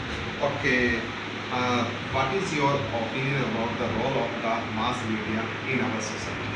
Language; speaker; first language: English; non-native, local second language; Hindi